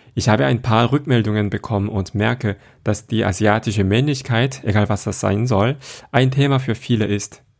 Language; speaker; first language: German; non-native, fluent; Korean